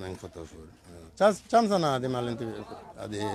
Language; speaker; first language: Arabic; non-native, learner; Bangla